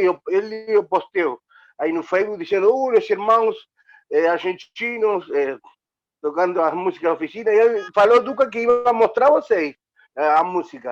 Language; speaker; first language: Portuguese; non-native, learner; Spanish